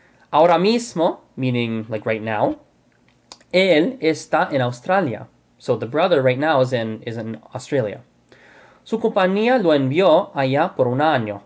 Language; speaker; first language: Spanish; non-native, fluent; English